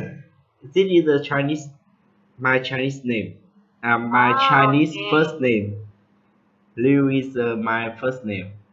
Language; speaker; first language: English; non-native, learner; Vietnamese